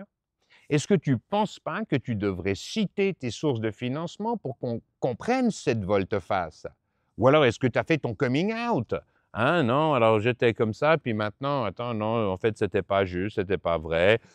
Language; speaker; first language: French; native; French